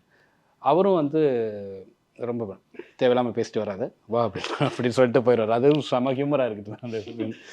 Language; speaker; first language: Tamil; native; Tamil